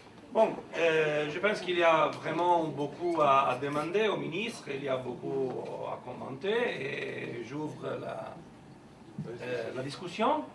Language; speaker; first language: French; non-native, fluent; Italian